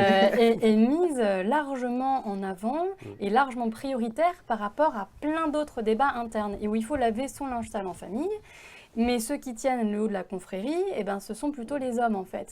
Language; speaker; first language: French; native; French